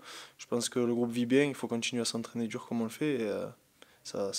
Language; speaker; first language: French; native; French